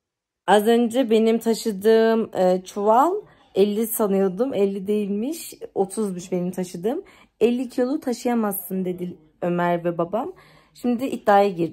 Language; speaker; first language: Turkish; native; Turkish